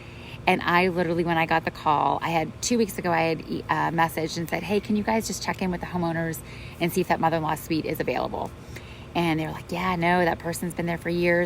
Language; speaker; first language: English; native; English